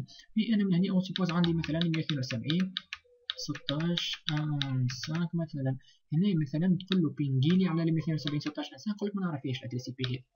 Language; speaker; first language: Arabic; native; Arabic